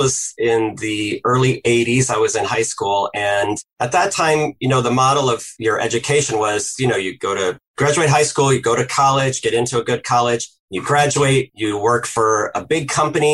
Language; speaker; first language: English; native; English